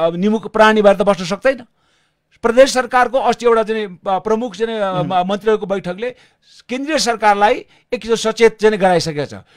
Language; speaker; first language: Nepali; non-native, local second language; Sherpa